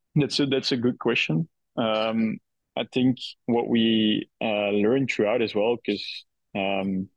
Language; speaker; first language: English; non-native, fluent; Dutch